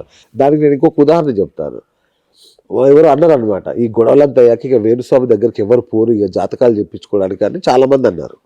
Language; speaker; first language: Telugu; native; Telugu